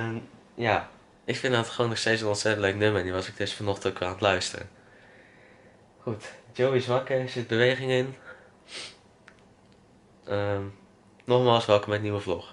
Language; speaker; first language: Dutch; native; Dutch